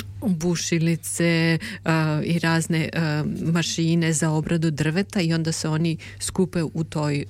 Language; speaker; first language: Serbian; native; Serbian